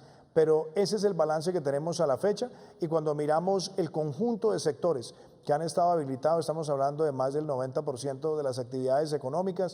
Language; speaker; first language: Spanish; native; Spanish